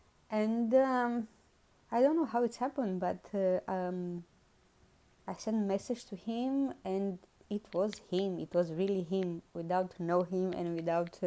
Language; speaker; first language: English; non-native, learner; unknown